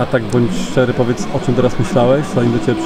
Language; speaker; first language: Polish; native; Polish